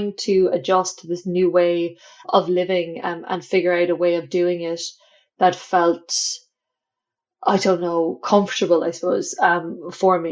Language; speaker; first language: English; native; English